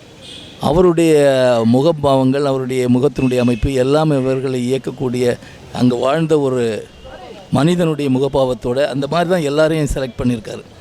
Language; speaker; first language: Tamil; native; Tamil